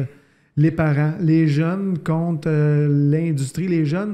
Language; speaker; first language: French; native; French